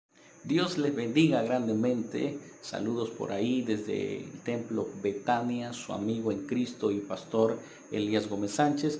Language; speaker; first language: Spanish; native; Spanish